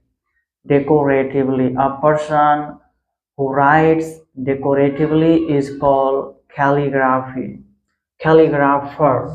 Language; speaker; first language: English; non-native, local second language; Hindi